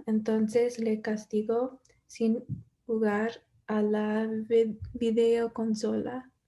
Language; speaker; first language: Spanish; non-native, learner; English